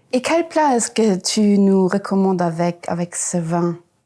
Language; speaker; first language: French; non-native, local second language; Luxembourgish